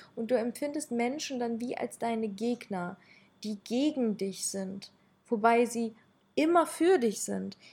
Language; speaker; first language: German; early bilingual, other home language; Russian